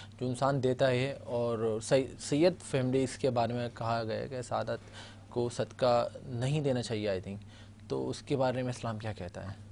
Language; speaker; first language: Urdu; native; Urdu